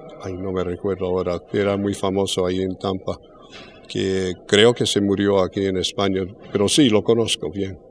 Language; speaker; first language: Spanish; early bilingual, heritage; English